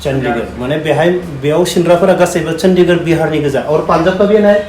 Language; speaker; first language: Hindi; non-native, local second language; Bodo